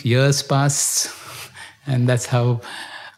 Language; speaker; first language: English; non-native, local second language; Kannada